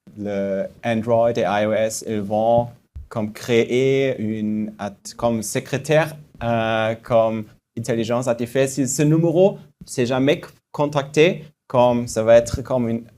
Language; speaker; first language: French; non-native, fluent; German